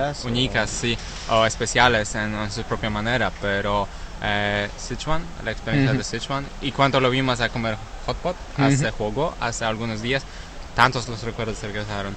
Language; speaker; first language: Spanish; non-native, learner; Polish